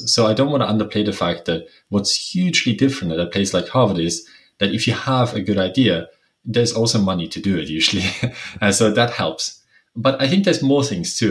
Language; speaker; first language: English; non-native, fluent; German